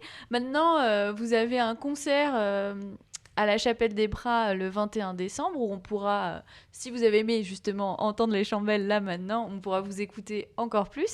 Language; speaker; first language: French; native; French